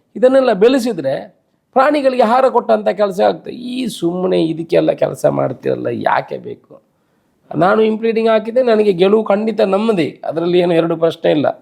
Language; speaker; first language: Kannada; non-native, local second language; Tulu